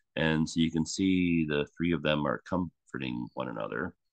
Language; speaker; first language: English; native; English